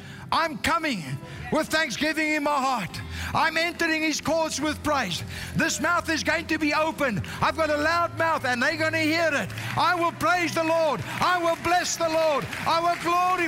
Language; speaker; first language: English; non-native, local second language; Afrikaans